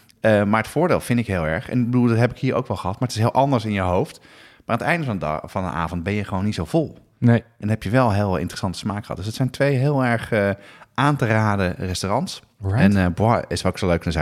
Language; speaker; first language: Dutch; native; Dutch